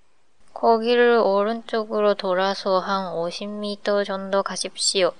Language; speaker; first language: Korean; non-native, learner; Japanese